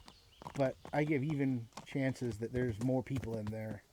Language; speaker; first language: English; native; English